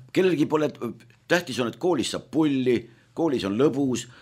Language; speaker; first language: Estonian; native; Estonian